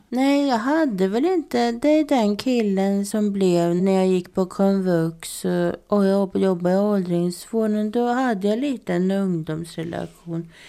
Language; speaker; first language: Swedish; native; Swedish